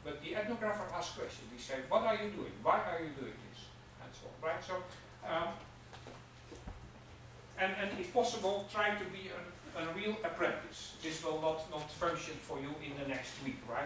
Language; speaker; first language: English; non-native, fluent; Dutch